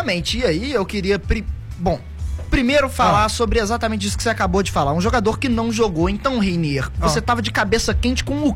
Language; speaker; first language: Portuguese; native; Portuguese